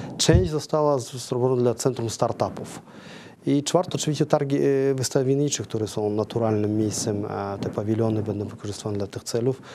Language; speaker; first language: Polish; non-native, fluent; Kazakh